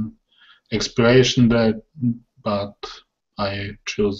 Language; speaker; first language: English; non-native, learner; Polish